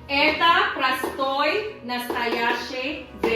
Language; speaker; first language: Russian; non-native, learner; Tajik